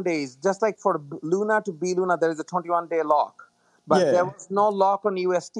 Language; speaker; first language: English; non-native, local second language; Bangla